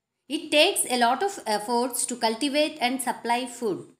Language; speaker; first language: English; non-native, local second language; Telugu